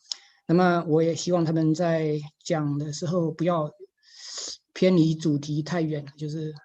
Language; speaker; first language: Chinese; native; Chinese